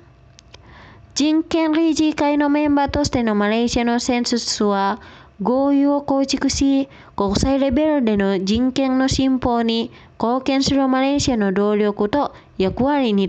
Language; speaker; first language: Japanese; non-native, fluent; Indonesian